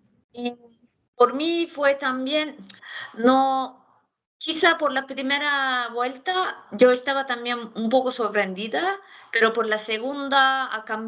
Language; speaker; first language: Spanish; non-native, fluent; Turkish